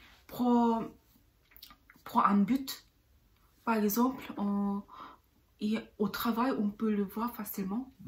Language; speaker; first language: French; non-native, learner; Korean